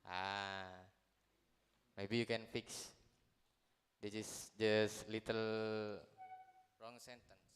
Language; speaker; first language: English; non-native, learner; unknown